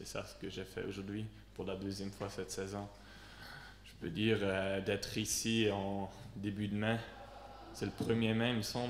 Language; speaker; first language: French; non-native, local second language; Swiss German